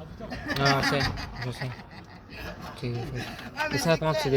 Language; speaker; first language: French; native; French